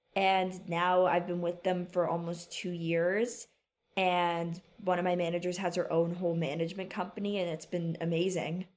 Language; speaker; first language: English; native; English